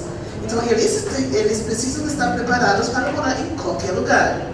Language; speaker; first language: Portuguese; non-native, fluent; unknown